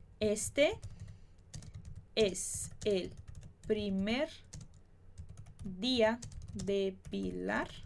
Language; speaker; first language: Spanish; non-native, fluent; Portuguese